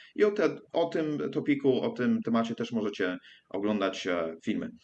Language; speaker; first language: Polish; early bilingual, heritage; English